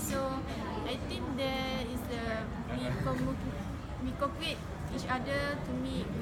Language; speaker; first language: English; non-native, local second language; Malay